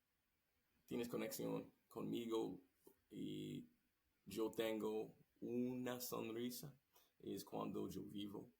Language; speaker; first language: Spanish; non-native, learner; English